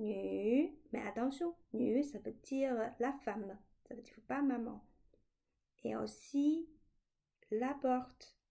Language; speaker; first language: French; non-native, fluent; Chinese